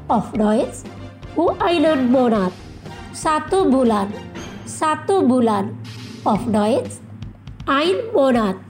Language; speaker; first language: German; non-native, fluent; Indonesian